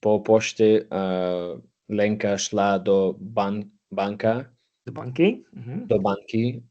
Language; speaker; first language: Czech; non-native, learner; English